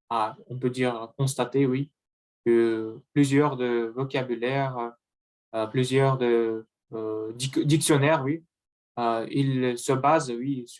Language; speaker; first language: French; non-native, learner; Russian